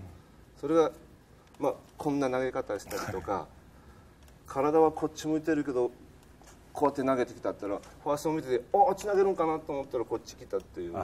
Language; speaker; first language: Japanese; native; Japanese